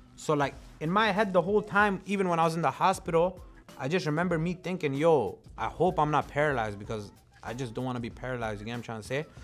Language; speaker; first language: English; non-native, fluent; Punjabi